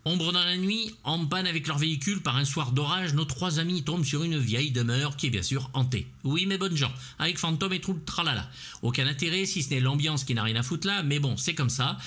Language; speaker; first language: French; native; French